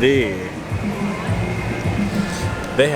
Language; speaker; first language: English; native; English